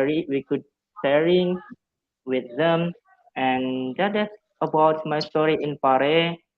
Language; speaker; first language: English; non-native, fluent; Javanese